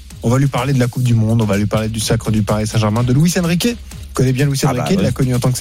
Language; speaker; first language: French; native; French